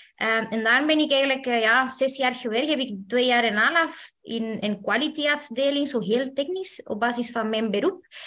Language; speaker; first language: Dutch; non-native, fluent; Spanish